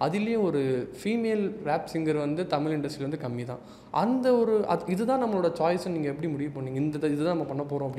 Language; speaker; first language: Tamil; native; Tamil